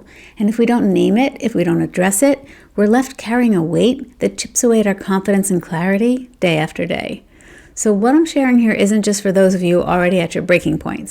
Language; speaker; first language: English; native; English